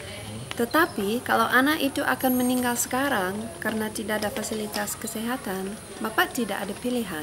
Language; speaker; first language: Indonesian; non-native, fluent; English